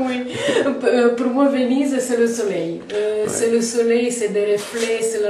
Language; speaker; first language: French; non-native, fluent; Italian